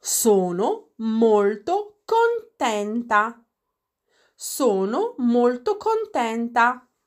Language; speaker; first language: Italian; non-native, fluent; Arabic